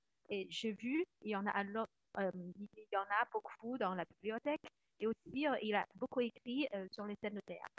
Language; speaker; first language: French; non-native, fluent; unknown